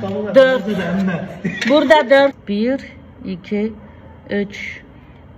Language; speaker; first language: Turkish; non-native, learner; French